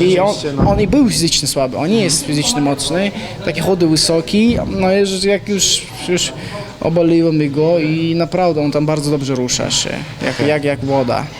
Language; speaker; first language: Polish; non-native, learner; Chechen